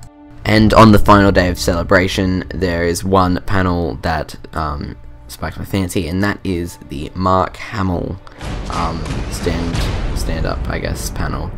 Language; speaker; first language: English; native; English